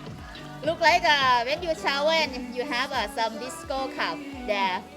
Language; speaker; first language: English; non-native, learner; Thai